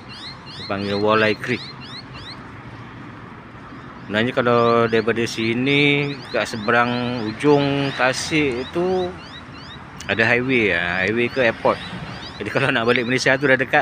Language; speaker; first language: Malay; native; Malay